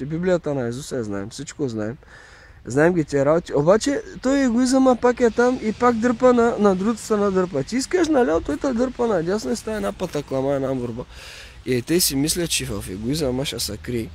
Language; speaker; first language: Bulgarian; native; Bulgarian